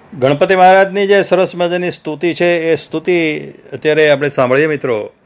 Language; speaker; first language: Gujarati; native; Gujarati